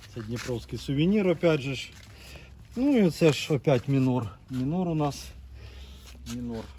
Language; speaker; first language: Ukrainian; non-native, local second language; Russian